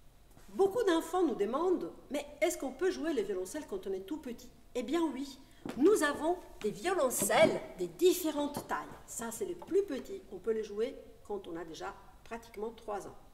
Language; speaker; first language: French; non-native, fluent; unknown